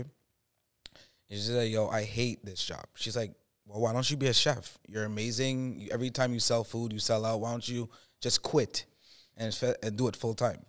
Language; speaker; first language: English; native; English